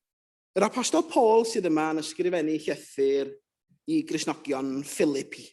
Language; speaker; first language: Welsh; native; Welsh